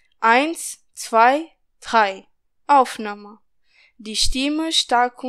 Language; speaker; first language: German; non-native, learner; Portuguese